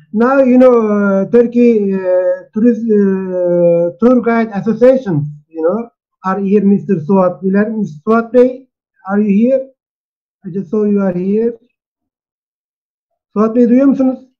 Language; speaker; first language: English; non-native, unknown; Turkish